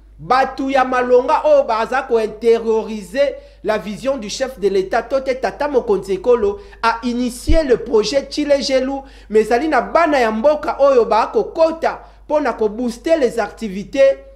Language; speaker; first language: Lingala; native; Lingala